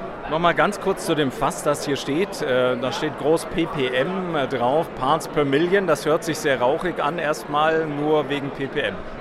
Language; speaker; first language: German; native; German